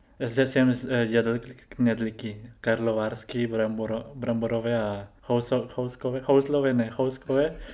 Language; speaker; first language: Czech; non-native, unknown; Spanish